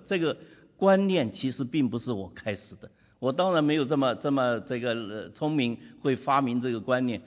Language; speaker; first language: Chinese; native; Chinese